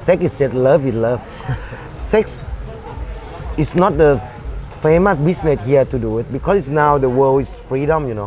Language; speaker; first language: English; non-native, fluent; Thai